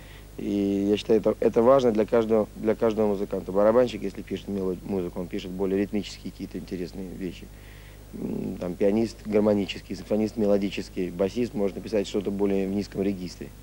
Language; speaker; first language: Russian; native; Russian